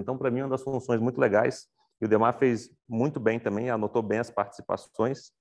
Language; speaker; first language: Portuguese; native; Portuguese